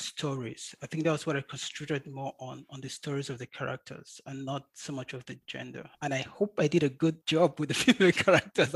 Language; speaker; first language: English; native; English